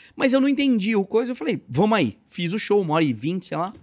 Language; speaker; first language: Portuguese; native; Portuguese